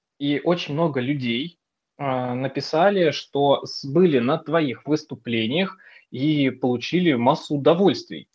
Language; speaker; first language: Russian; native; Russian